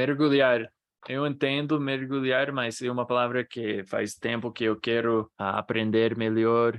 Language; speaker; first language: Portuguese; non-native, fluent; English